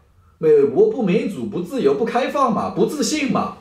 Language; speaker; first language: Chinese; native; Chinese